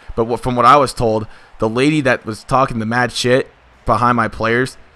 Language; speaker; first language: English; native; English